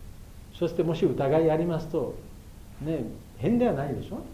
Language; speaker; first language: Japanese; non-native, fluent; Bangla